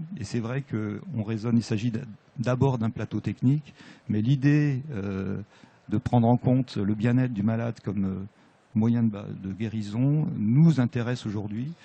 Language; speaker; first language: French; native; French